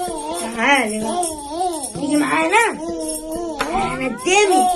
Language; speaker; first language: Arabic; native; Arabic